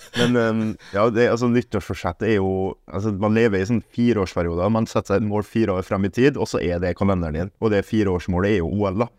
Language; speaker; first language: Norwegian; early bilingual, other home language; German